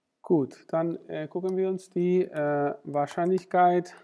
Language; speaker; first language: German; non-native, fluent; Spanish